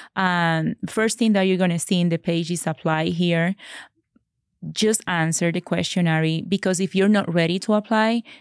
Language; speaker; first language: English; non-native, fluent; Spanish